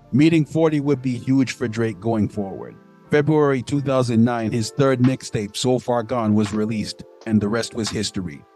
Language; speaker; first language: English; native; English